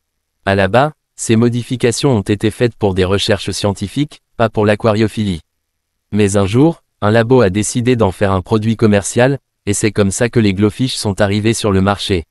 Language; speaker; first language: French; native; French